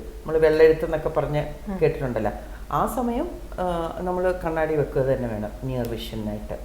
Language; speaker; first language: Malayalam; native; Malayalam